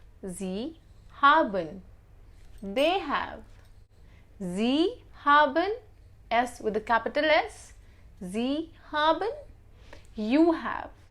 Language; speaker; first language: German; non-native, fluent; Hindi